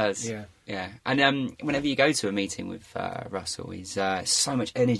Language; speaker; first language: English; native; English